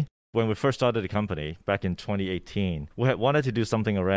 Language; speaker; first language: English; early bilingual, other home language; Cantonese